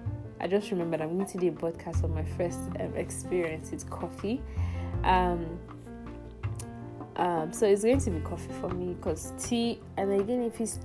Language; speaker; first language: English; non-native, local second language; Igbo